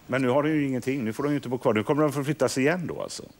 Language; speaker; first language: Swedish; native; Swedish